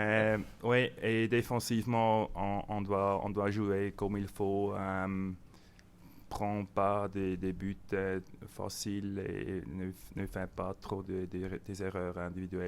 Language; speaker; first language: French; non-native, local second language; German